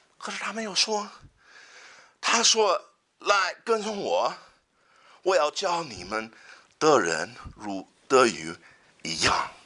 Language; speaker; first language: Chinese; non-native, fluent; English